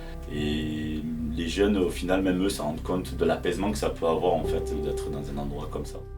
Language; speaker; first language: French; native; French